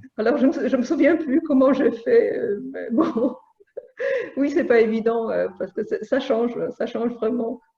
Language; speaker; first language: French; non-native, fluent; Polish